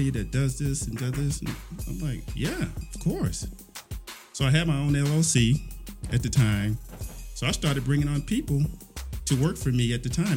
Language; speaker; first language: English; native; English